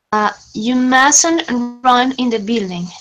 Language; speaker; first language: English; non-native, learner; Spanish